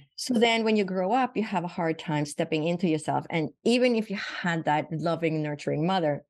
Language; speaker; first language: English; non-native, fluent; Swedish